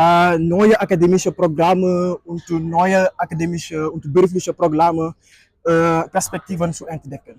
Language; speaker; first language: German; non-native, fluent; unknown